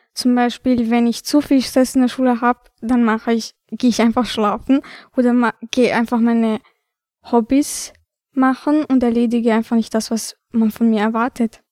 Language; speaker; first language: German; early bilingual, other home language; Albanian